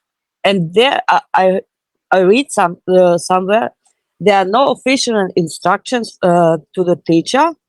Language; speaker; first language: English; non-native, fluent; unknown